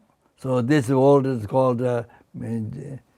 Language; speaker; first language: English; non-native, fluent; Sherpa